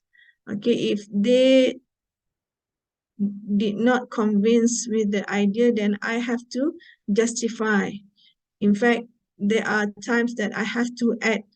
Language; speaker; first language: English; non-native, local second language; Malay